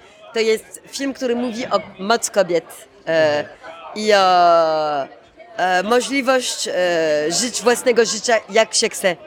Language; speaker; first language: Polish; early bilingual, heritage; Polish